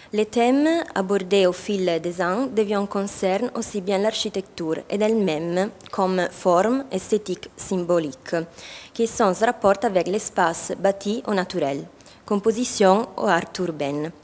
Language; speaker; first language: French; non-native, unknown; Italian